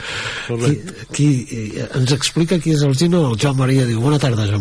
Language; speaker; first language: Italian; non-native, fluent; Catalan